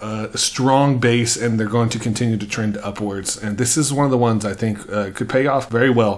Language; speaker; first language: English; native; English